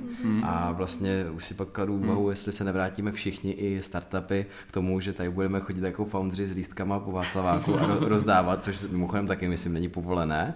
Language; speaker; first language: Czech; native; Czech